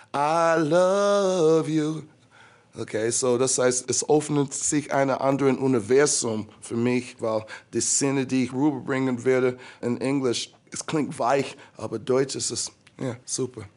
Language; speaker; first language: German; non-native, fluent; English